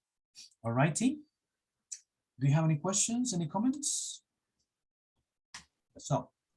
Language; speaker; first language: English; non-native, fluent; Spanish